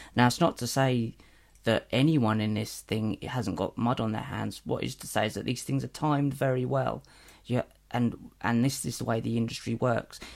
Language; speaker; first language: English; native; English